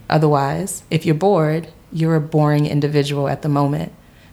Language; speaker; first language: English; native; English